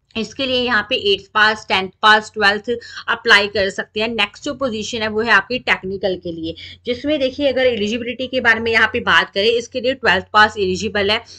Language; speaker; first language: Hindi; native; Hindi